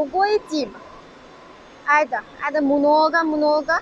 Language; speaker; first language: Russian; non-native, learner; Chinese